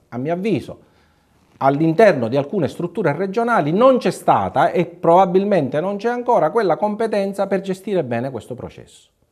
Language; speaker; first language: Italian; native; Italian